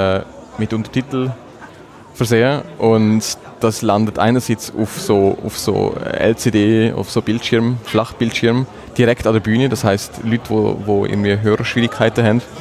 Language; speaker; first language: German; native; German